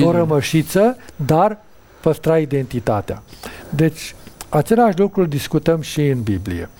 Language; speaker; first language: Romanian; native; Romanian